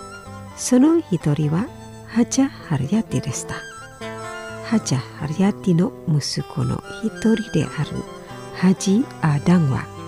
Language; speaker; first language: Japanese; non-native, learner; Indonesian